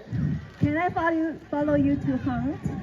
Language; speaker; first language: English; non-native, learner; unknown